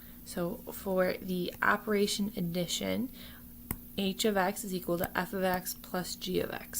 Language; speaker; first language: English; native; English